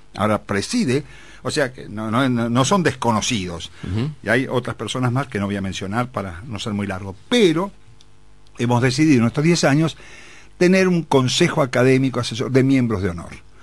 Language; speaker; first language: Spanish; native; Spanish